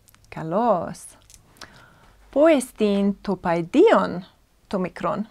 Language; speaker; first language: Greek; non-native, fluent; English